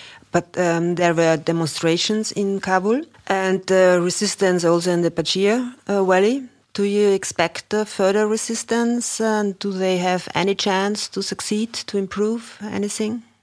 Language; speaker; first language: English; non-native, fluent; German